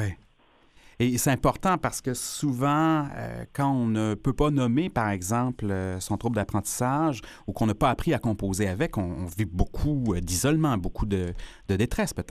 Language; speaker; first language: French; native; French